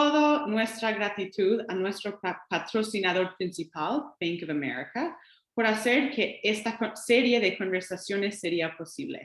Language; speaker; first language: Spanish; non-native, fluent; English